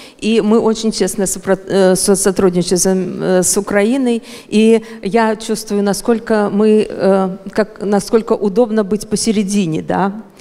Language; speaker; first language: Russian; native; Russian